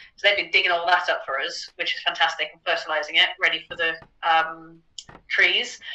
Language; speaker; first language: English; native; English